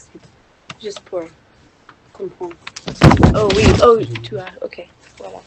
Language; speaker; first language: French; non-native, learner; English